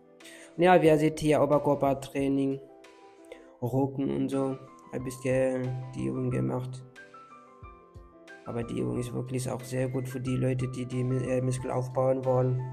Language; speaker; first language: German; non-native, learner; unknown